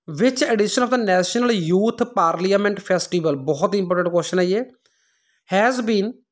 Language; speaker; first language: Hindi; non-native, local second language; Punjabi